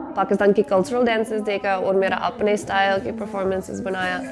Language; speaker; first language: Urdu; non-native, learner; English